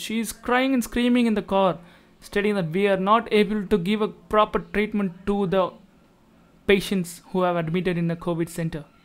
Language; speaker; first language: English; non-native, local second language; Tamil